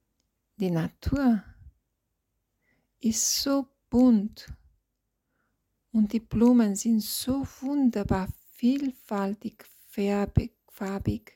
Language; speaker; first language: German; non-native, fluent; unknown